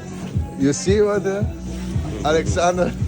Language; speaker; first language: English; non-native, learner; Italian